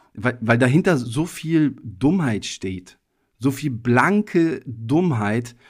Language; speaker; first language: German; early bilingual, other home language; Italian